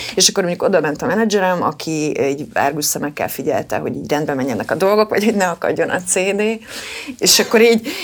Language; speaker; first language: Hungarian; native; Hungarian